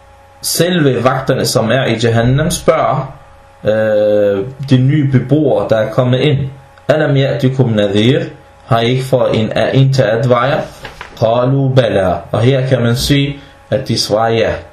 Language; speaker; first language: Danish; early bilingual, other home language; Arabic